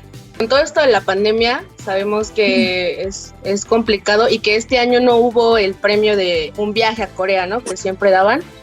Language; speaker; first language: Spanish; native; Spanish